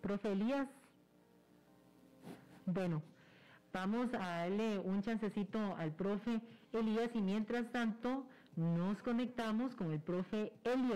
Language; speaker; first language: Spanish; native; Spanish